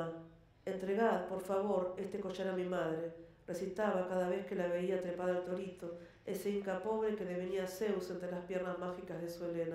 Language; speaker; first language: Spanish; native; Spanish